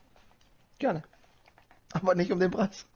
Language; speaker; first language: German; native; German